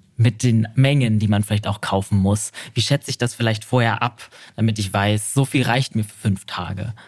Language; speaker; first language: German; native; German